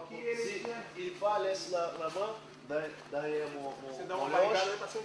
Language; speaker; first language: French; non-native, learner; Portuguese